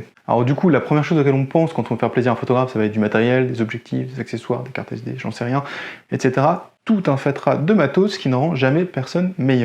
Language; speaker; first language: French; native; French